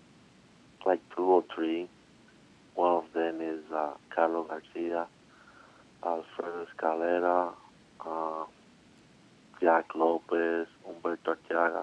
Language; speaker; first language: English; non-native, learner; Spanish